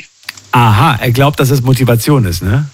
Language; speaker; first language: German; native; German